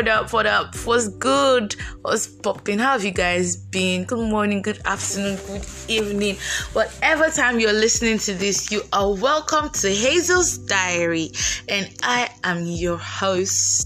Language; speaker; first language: English; non-native, local second language; Yoruba